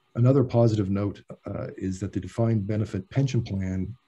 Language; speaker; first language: English; native; English